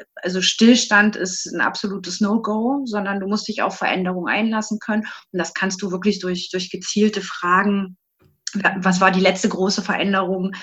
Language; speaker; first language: German; native; German